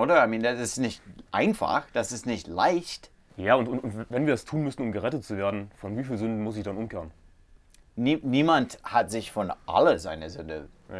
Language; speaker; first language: German; non-native, learner; English